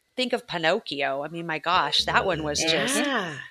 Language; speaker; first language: English; native; English